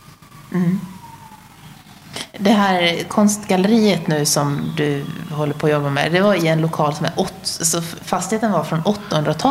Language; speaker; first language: Swedish; native; Swedish